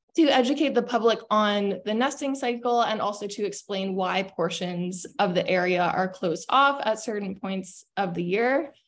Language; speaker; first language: English; native; English